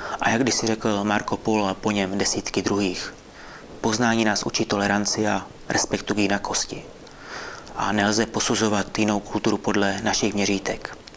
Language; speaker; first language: Czech; native; Czech